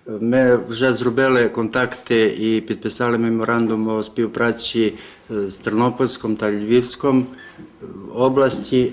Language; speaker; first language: Ukrainian; early bilingual, heritage; Ukrainian